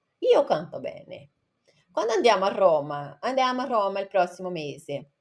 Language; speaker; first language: Italian; non-native, fluent; Portuguese